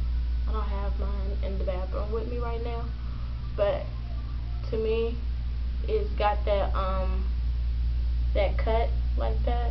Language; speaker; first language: English; native; English